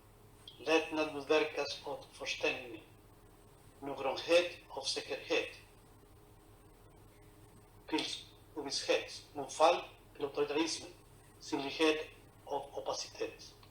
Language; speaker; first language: Swedish; non-native, fluent; Spanish